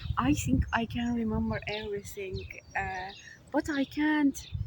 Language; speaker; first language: English; non-native, learner; Turkish